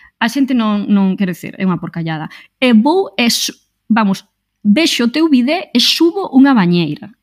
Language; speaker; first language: Galician; non-native, local second language; Spanish